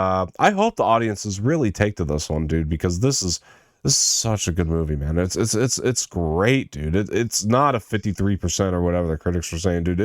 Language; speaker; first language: English; native; English